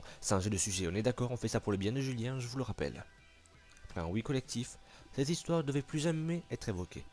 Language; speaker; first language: French; native; French